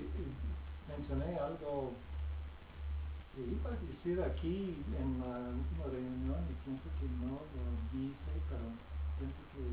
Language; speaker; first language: Spanish; non-native, fluent; English